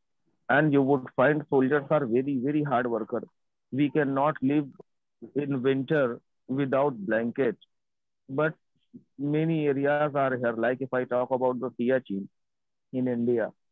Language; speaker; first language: English; non-native, local second language; Hindi